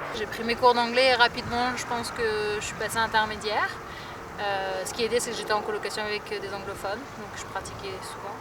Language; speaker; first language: French; native; French